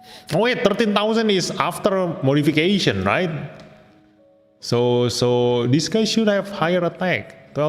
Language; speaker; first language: English; non-native, fluent; Indonesian